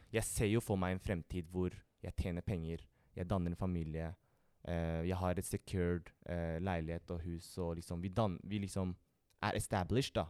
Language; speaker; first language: Norwegian; early bilingual, other home language; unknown